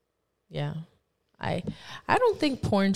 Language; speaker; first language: English; non-native, fluent; Spanish